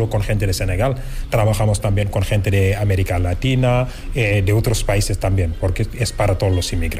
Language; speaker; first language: Spanish; non-native, fluent; Wolof